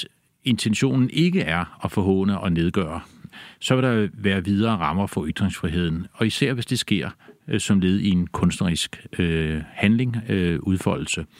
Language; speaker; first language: Danish; native; Danish